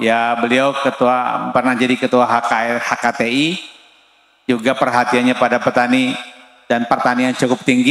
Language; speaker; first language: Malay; non-native, local second language; Sundanese